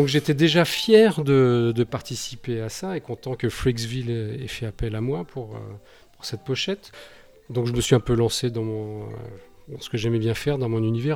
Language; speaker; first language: French; native; French